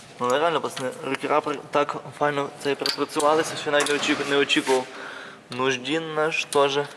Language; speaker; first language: Ukrainian; native; Ukrainian